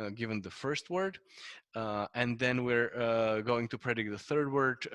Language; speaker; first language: English; non-native, fluent; Czech